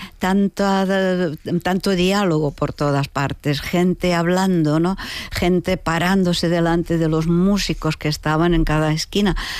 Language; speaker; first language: Spanish; non-native, fluent; Czech